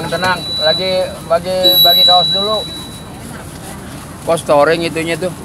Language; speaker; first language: Indonesian; native; Indonesian